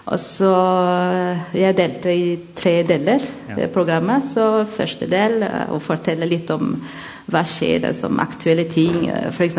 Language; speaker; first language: Norwegian; non-native, learner; Malagasy